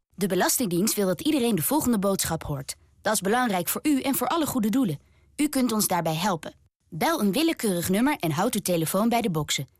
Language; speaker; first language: Dutch; early bilingual, other home language; Turkish